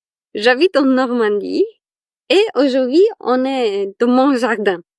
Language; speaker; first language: French; non-native, fluent; Polish